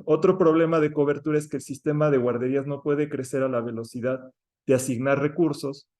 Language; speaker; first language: Spanish; native; Spanish